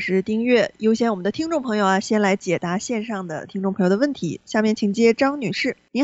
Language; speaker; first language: Chinese; native; Chinese